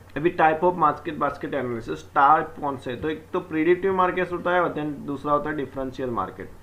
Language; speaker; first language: Hindi; non-native, local second language; Gujarati